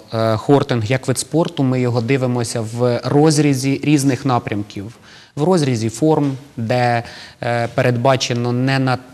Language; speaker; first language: Ukrainian; native; Ukrainian